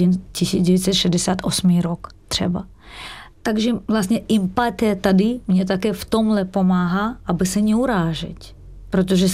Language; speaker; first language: Czech; non-native, fluent; Russian